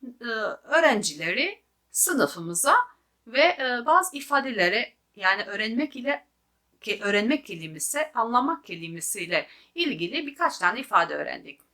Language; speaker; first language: Turkish; non-native, fluent; Albanian